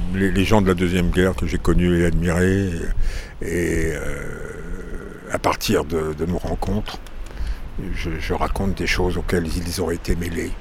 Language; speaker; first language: French; native; French